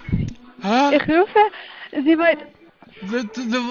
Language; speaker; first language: German; non-native, learner; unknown